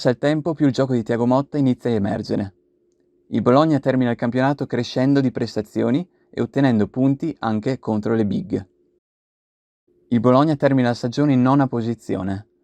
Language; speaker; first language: Italian; native; Italian